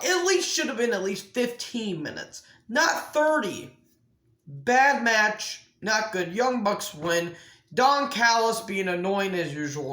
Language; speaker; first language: English; native; English